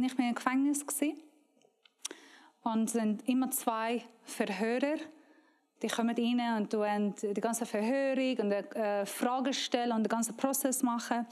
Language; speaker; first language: German; non-native, learner; Persian